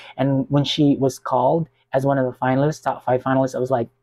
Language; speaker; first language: English; non-native, local second language; Hiligaynon